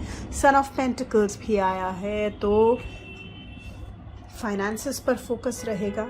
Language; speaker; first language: Hindi; native; Hindi